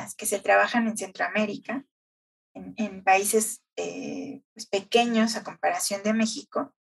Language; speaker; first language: Spanish; native; Spanish